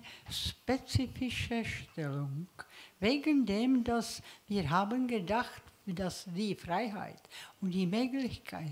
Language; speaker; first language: German; non-native, learner; Czech